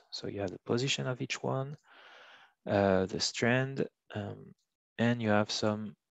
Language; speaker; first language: English; non-native, fluent; French